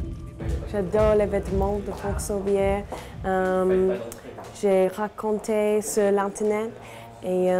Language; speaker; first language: French; non-native, learner; English